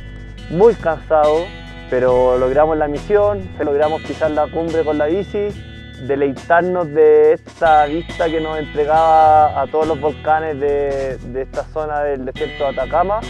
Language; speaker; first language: Spanish; native; Spanish